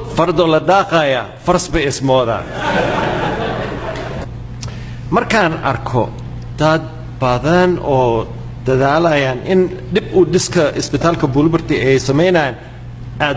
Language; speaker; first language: Somali; non-native, fluent; English